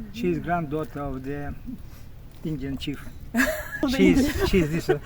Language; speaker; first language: English; non-native, learner; Russian